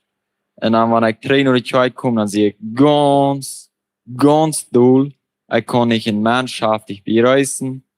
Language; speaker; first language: German; non-native, local second language; Plautdietsch